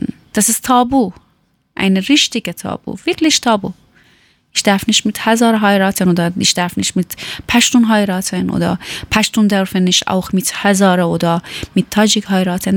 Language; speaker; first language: German; non-native, learner; Persian